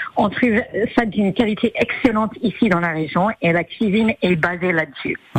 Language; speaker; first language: French; non-native, fluent; English